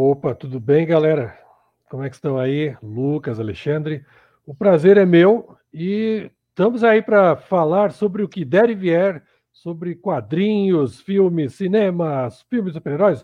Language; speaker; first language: Portuguese; native; Portuguese